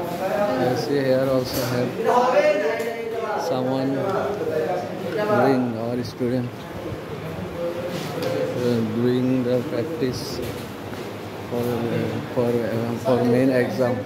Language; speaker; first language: English; non-native, learner; Bangla